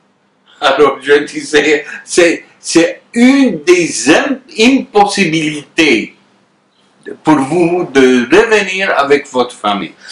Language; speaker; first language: French; non-native, fluent; Arabic